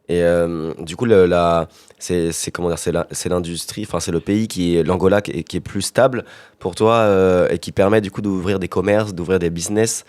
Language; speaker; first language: French; native; French